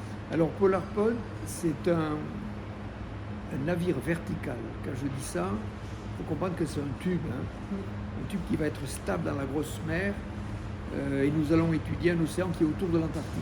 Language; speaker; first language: French; native; French